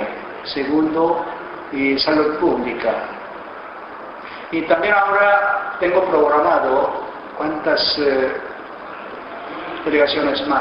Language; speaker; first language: Spanish; non-native, fluent; Korean